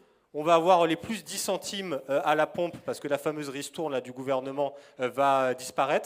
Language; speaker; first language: French; native; French